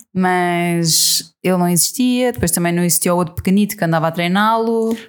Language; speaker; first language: Portuguese; native; Portuguese